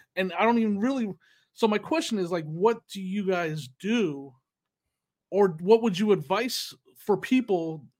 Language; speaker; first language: English; native; English